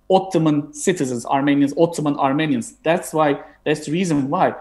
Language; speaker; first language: English; non-native, fluent; Turkish